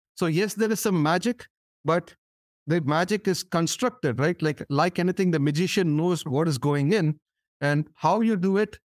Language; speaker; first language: English; non-native, local second language; Tamil